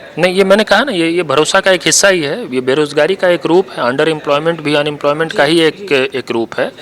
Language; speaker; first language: Hindi; native; Hindi